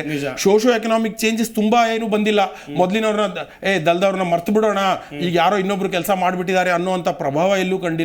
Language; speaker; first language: Kannada; native; Kannada